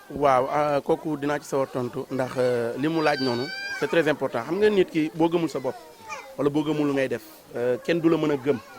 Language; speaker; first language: Wolof; native; Wolof